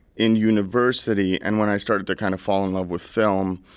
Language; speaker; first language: English; early bilingual, other home language; Russian